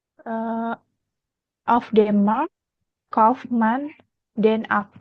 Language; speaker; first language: German; non-native, learner; Indonesian